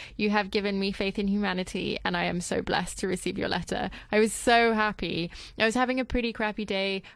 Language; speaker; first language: English; native; English